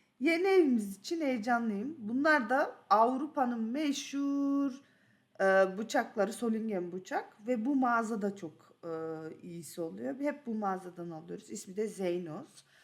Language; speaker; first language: Turkish; early bilingual, other home language; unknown